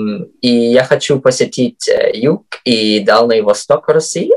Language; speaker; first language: Russian; non-native, fluent; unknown